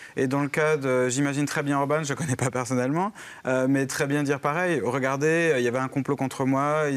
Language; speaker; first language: French; native; French